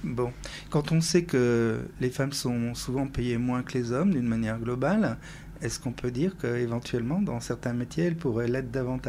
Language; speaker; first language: French; native; French